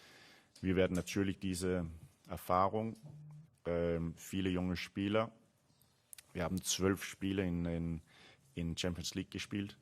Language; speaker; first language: German; non-native, learner; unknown